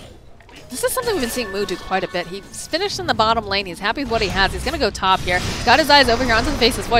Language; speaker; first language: English; native; English